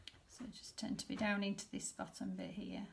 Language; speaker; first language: English; native; English